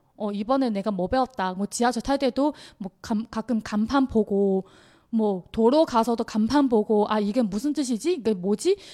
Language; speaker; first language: Korean; non-native, fluent; Chinese